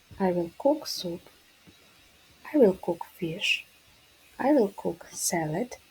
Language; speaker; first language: English; non-native, fluent; Ukrainian